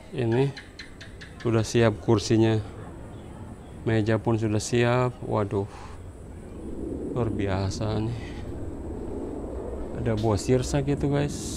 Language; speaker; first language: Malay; non-native, local second language; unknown